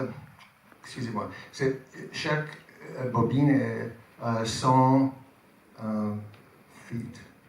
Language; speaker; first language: French; non-native, learner; English